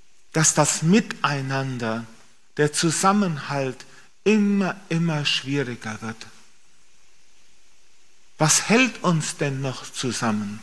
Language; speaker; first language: German; native; German